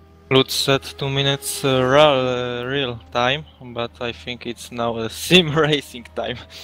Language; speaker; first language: English; non-native, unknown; Polish